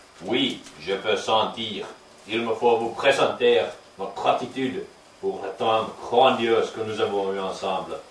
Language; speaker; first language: French; non-native, learner; Finnish